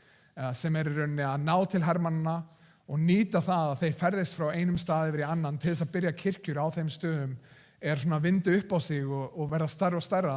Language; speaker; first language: Icelandic; non-native, fluent; English